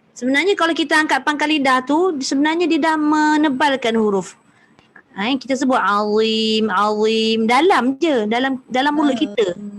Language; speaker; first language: Malay; native; Malay